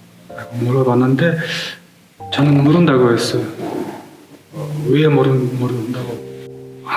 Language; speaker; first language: Korean; non-native, learner; Mongolian